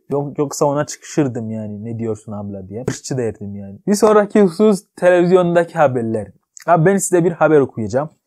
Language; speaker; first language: Turkish; non-native, fluent; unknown